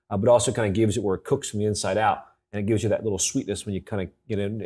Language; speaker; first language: English; native; English